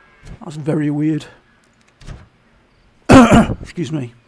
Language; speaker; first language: English; native; English